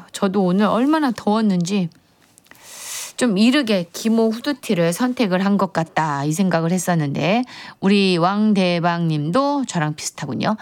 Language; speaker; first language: Korean; native; Korean